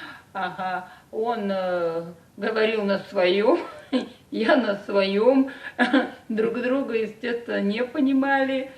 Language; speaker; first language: Russian; native; Russian